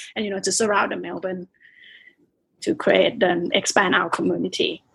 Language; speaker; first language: English; non-native, fluent; Thai